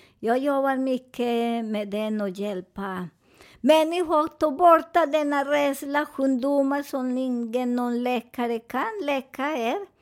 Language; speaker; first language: Swedish; non-native, fluent; Spanish